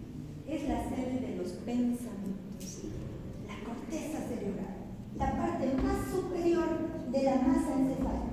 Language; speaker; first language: Spanish; native; Spanish